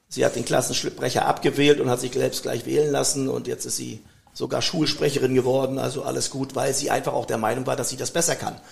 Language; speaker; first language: German; native; German